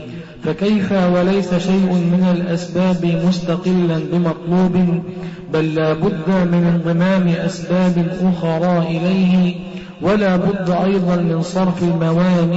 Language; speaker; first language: Arabic; native; Arabic